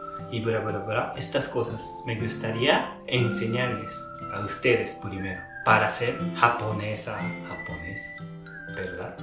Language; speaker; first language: Spanish; non-native, learner; Japanese